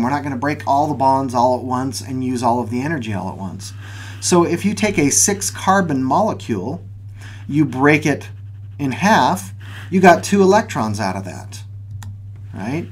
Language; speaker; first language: English; native; English